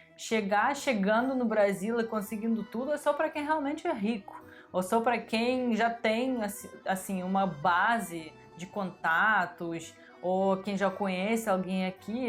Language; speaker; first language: Portuguese; non-native, fluent; Russian